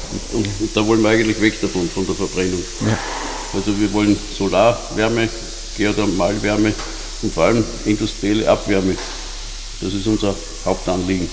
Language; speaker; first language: German; native; German